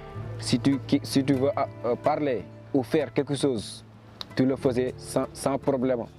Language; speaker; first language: French; non-native, local second language; Wolof